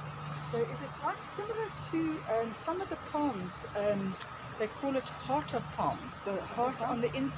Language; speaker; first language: English; non-native, local second language; Afrikaans